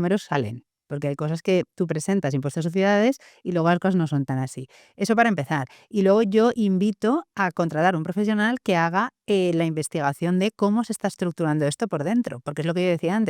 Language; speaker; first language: Spanish; native; Spanish